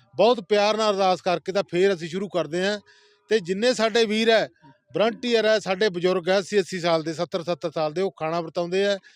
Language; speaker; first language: Punjabi; native; Punjabi